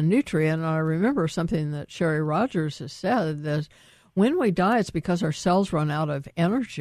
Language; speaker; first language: English; native; English